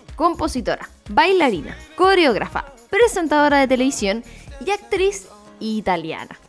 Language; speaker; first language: Spanish; native; Spanish